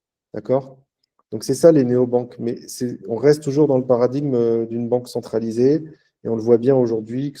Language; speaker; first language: French; native; French